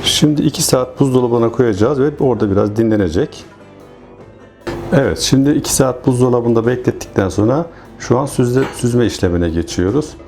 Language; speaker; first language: Turkish; native; Turkish